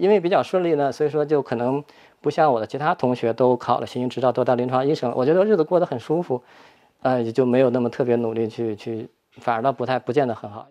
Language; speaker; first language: Chinese; native; Chinese